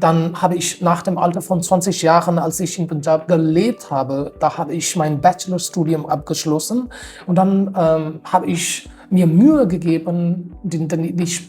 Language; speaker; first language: German; non-native, fluent; Haryanvi